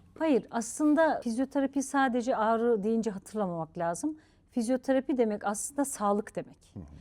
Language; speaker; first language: Turkish; native; Turkish